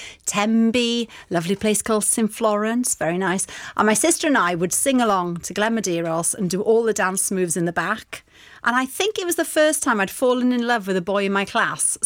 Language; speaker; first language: English; non-native, local second language; Welsh